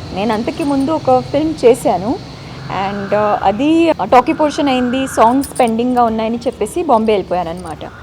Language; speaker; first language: Telugu; non-native, fluent; Marathi